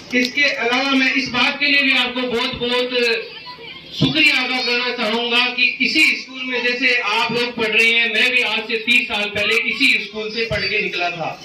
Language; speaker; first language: Hindi; native; Hindi